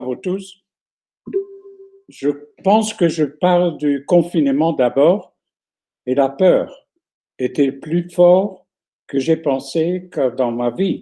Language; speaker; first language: French; non-native, fluent; German